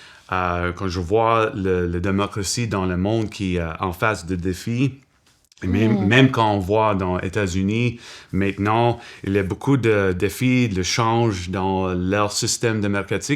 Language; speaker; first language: French; non-native, local second language; English